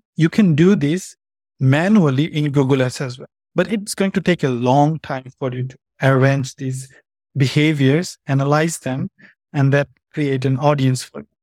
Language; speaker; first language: English; non-native, fluent; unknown